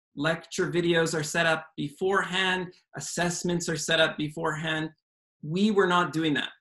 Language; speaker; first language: English; native; English